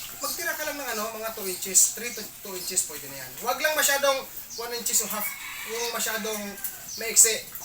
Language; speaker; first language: Filipino; non-native, local second language; Cebuano